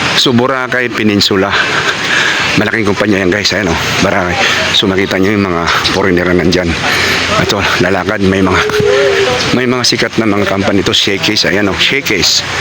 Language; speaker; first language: Filipino; non-native, local second language; Cebuano